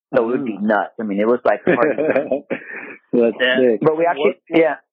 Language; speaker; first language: English; non-native, fluent; Japanese